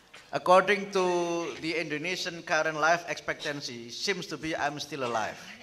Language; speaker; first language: English; non-native, fluent; Indonesian